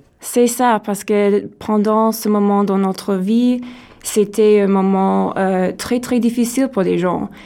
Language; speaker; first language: French; non-native, local second language; English